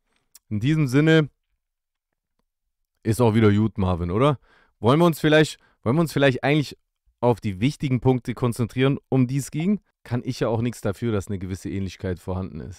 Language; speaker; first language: German; native; German